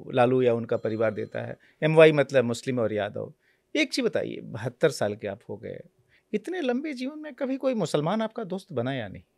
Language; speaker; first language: Hindi; native; Hindi